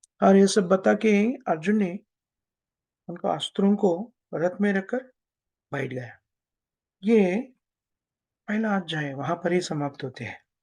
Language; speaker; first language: Hindi; non-native, local second language; Telugu